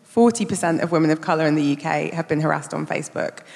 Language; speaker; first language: English; native; English